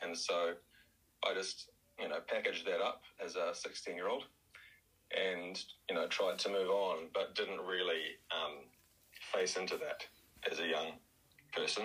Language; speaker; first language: English; native; English